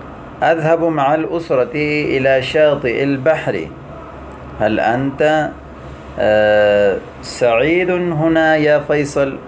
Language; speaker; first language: Arabic; non-native, fluent; Urdu